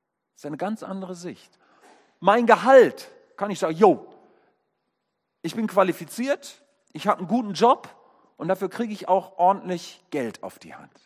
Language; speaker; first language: German; native; German